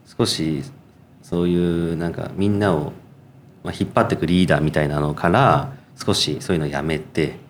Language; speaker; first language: Japanese; native; Japanese